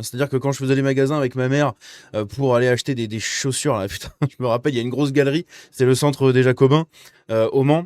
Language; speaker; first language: French; native; French